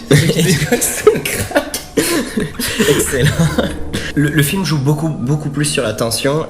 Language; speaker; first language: French; native; French